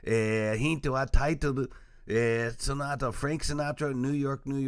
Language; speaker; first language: Japanese; non-native, fluent; English